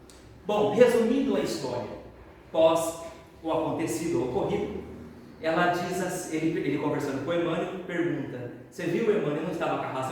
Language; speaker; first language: Portuguese; native; Portuguese